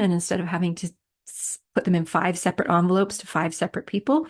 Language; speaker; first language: English; native; English